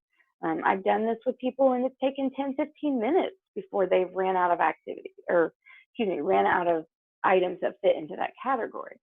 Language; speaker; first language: English; native; English